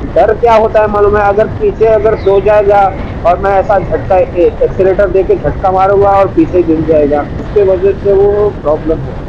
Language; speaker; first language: Hindi; non-native, local second language; Marathi